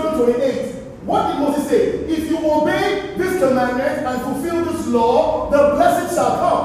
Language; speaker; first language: English; non-native, local second language; Yoruba